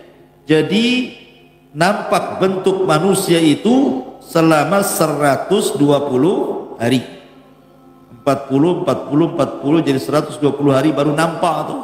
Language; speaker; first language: Indonesian; native; Indonesian